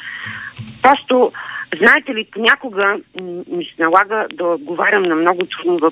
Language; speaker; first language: Bulgarian; native; Bulgarian